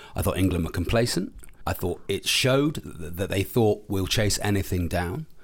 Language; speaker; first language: English; native; English